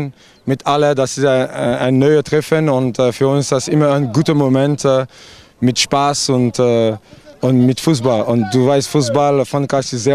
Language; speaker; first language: German; non-native, learner; French